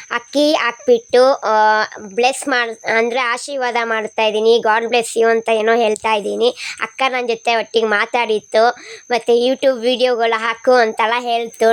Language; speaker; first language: Kannada; non-native, local second language; Kodava